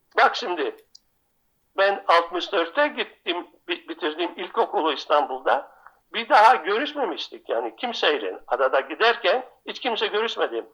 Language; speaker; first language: Turkish; non-native, local second language; Greek